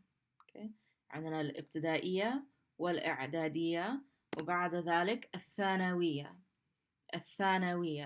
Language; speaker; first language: Arabic; non-native, fluent; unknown